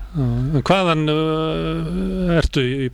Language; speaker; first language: Icelandic; native; Icelandic